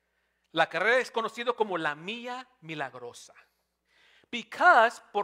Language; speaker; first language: Spanish; non-native, fluent; English